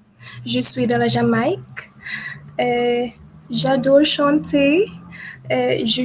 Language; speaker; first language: French; non-native, learner; English